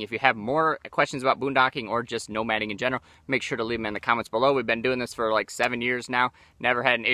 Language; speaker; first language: English; native; English